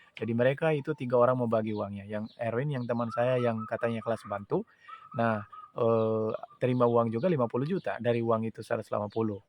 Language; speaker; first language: Indonesian; non-native, fluent; Urdu